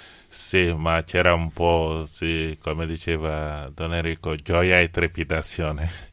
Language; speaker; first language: Italian; non-native, fluent; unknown